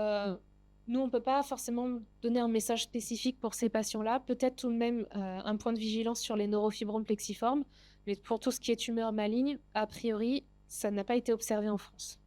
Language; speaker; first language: French; native; French